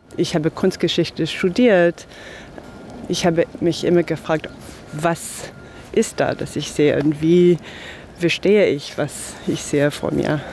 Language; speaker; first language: German; non-native, fluent; English